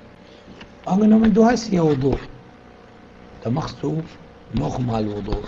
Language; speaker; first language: German; non-native, fluent; Arabic